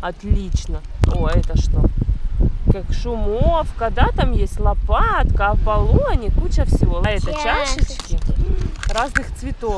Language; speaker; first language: Russian; native; Russian